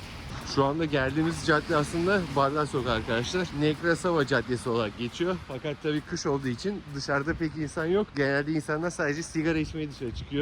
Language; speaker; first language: Turkish; native; Turkish